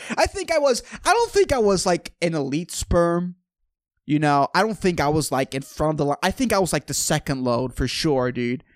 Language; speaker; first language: English; native; English